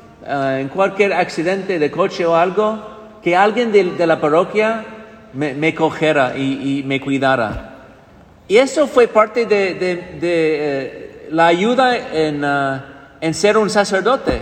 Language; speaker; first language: Spanish; non-native, fluent; English